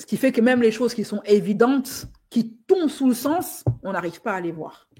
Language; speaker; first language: French; native; French